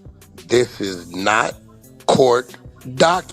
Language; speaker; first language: English; native; English